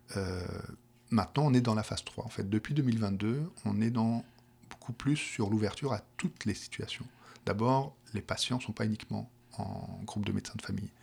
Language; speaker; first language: French; native; French